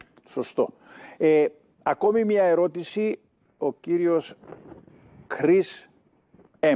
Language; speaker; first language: Greek; native; Greek